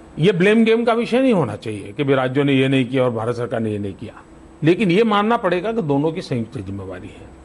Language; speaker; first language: Hindi; non-native, local second language; Gujarati